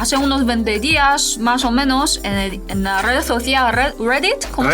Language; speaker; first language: Spanish; non-native, fluent; Chinese